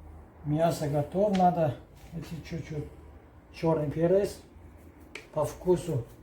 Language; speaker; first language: Russian; non-native, learner; Tajik